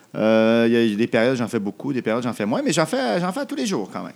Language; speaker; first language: French; native; French